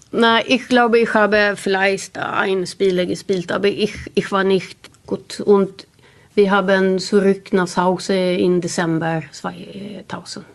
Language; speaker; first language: German; non-native, learner; Swedish